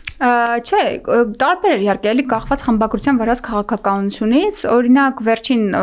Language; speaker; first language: Armenian; native; Armenian